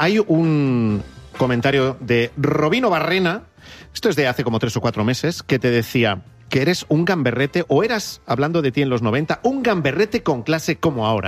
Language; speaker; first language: Spanish; native; Spanish